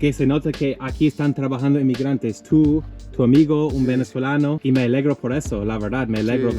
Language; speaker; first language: Spanish; non-native, learner; English